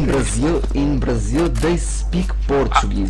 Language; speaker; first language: English; non-native, learner; Portuguese